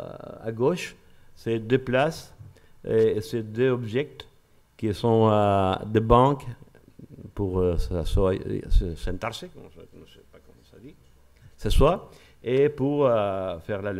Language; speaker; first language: French; non-native, learner; Spanish